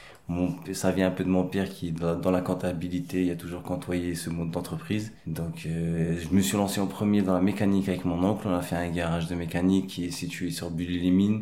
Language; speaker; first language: French; early bilingual, other home language; Arabic